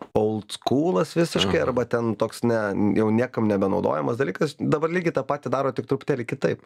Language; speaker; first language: Lithuanian; native; Lithuanian